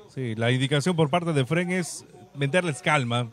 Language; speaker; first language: Spanish; native; Spanish